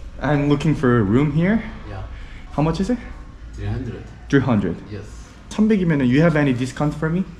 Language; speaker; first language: English; non-native, learner; Korean